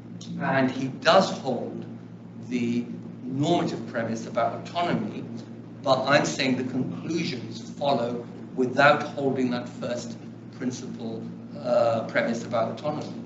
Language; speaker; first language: English; early bilingual, other home language; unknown